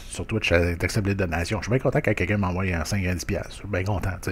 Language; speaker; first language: French; native; French